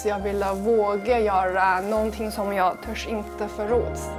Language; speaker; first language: Swedish; non-native, fluent; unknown